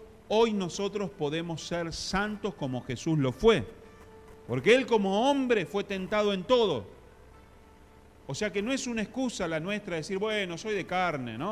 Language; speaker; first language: Spanish; native; Spanish